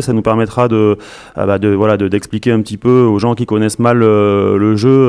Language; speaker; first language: French; native; French